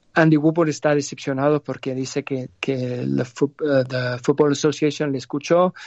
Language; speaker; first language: Spanish; non-native, fluent; English